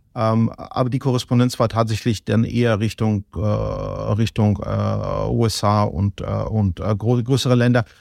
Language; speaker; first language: German; non-native, fluent; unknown